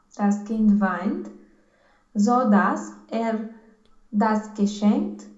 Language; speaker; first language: German; non-native, learner; Romanian